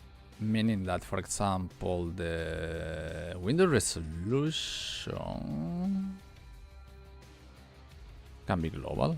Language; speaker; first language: English; non-native, fluent; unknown